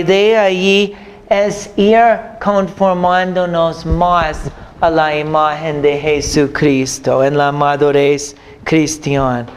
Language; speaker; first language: Spanish; non-native, fluent; English